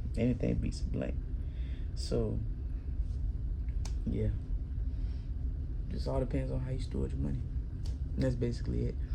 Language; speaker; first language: English; native; English